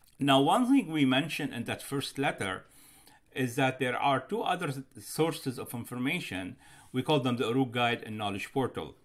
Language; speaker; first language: English; non-native, fluent; Arabic